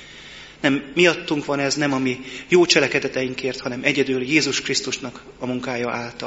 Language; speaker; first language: Hungarian; native; Hungarian